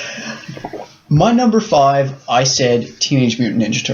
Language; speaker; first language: English; native; English